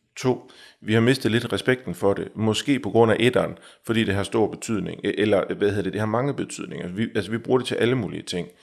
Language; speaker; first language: Danish; native; Danish